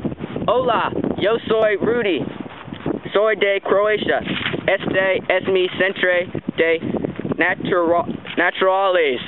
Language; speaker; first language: Spanish; non-native, learner; English